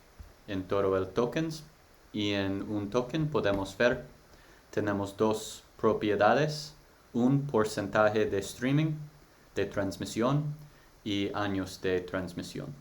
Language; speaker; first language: Spanish; non-native, learner; English